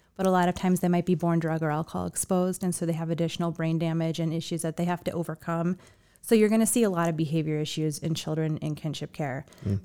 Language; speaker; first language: English; native; English